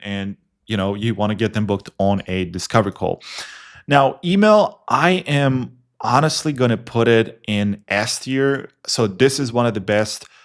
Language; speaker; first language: English; non-native, fluent; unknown